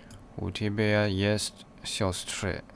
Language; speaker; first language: Russian; non-native, learner; English